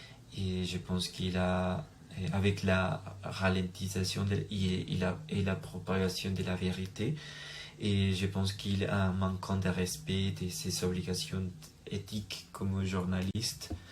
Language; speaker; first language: French; non-native, learner; Spanish